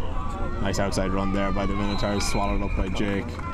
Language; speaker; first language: English; native; English